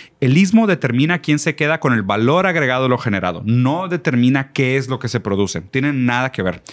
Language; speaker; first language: Spanish; early bilingual, other home language; Portuguese